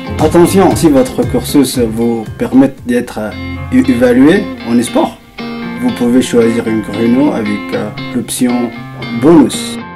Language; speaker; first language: French; non-native, fluent; Arabic